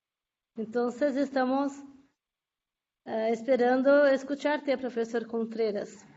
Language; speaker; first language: Spanish; non-native, fluent; Portuguese